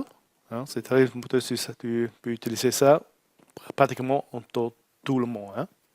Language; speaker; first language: French; non-native, learner; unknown